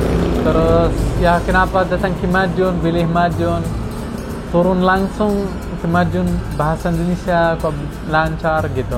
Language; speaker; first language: Indonesian; non-native, fluent; Arabic